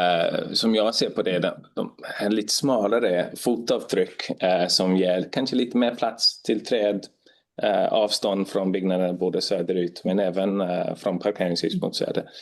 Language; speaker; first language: Swedish; non-native, fluent; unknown